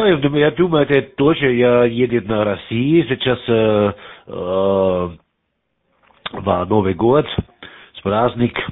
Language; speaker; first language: Russian; non-native, learner; German